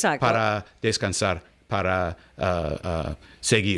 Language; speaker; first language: Spanish; non-native, learner; English